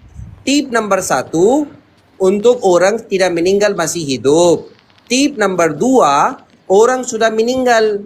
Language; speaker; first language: Indonesian; non-native, learner; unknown